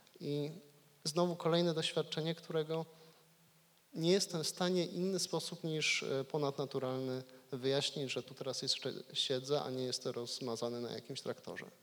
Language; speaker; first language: Polish; native; Polish